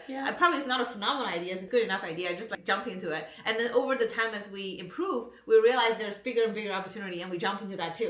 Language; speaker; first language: English; non-native, fluent; Chinese